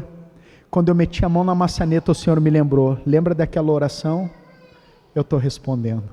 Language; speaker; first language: Portuguese; native; Portuguese